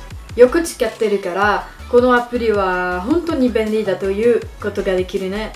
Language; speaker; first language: Japanese; non-native, learner; French